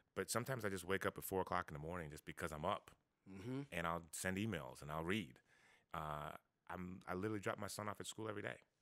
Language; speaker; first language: English; native; English